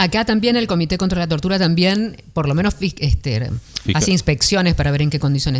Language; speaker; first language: Spanish; native; Spanish